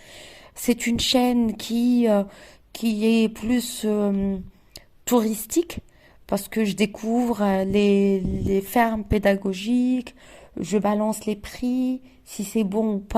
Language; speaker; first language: French; non-native, local second language; Arabic